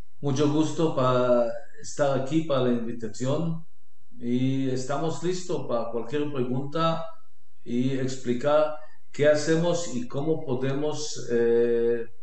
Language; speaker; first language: Spanish; non-native, learner; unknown